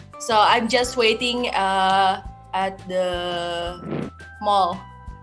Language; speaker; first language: English; non-native, learner; Indonesian